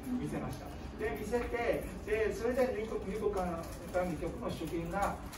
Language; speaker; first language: Japanese; non-native, fluent; Burmese